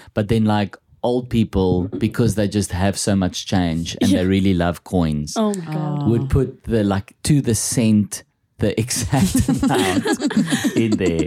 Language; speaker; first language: English; non-native, local second language; Afrikaans